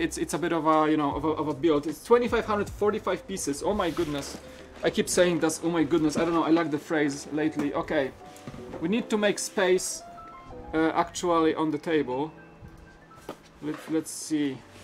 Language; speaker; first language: English; non-native, fluent; Polish